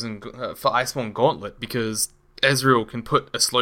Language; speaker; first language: English; native; English